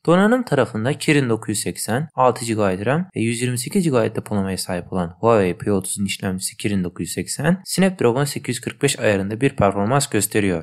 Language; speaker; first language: Turkish; native; Turkish